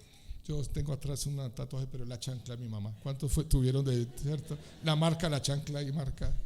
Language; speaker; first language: Spanish; native; Spanish